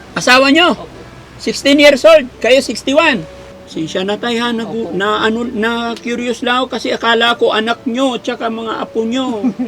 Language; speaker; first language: Filipino; native; Filipino